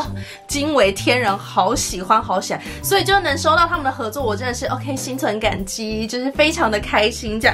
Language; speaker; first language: Chinese; native; Chinese